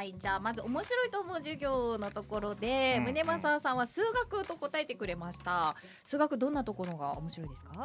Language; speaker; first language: Japanese; native; Japanese